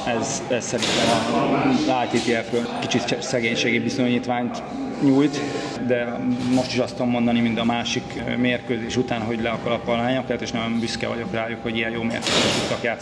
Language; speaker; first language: Hungarian; native; Hungarian